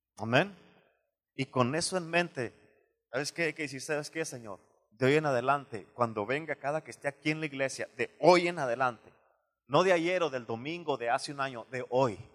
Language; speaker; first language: Spanish; native; Spanish